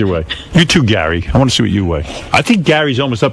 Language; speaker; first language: English; native; English